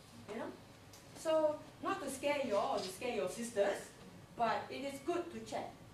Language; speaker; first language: English; non-native, local second language; Chinese